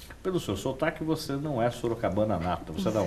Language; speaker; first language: Portuguese; native; Portuguese